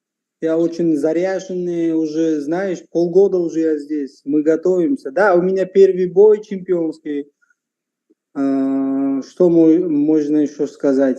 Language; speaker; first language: Russian; non-native, local second language; Uzbek